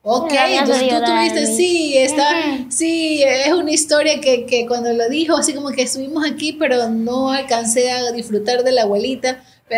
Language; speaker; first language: Spanish; native; Spanish